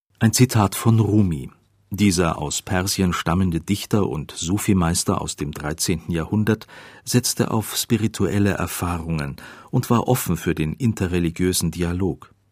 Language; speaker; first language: German; native; German